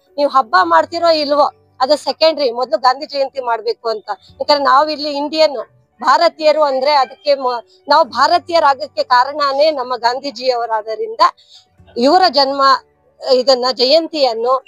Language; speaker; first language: Kannada; native; Kannada